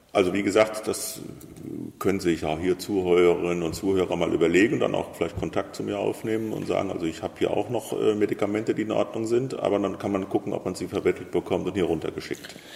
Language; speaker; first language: German; native; German